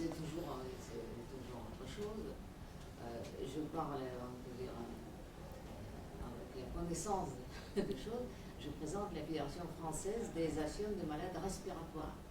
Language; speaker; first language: French; non-native, fluent; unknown